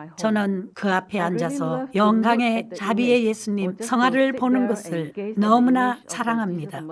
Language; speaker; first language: Korean; non-native, fluent; Malay